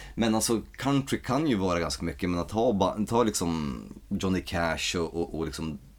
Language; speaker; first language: Swedish; native; Swedish